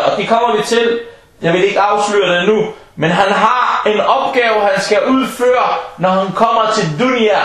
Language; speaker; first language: Danish; non-native, fluent; Arabic